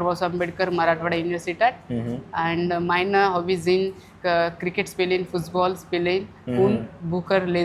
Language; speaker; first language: German; non-native, learner; Marathi